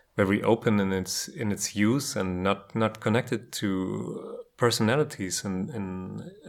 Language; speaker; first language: English; non-native, fluent; German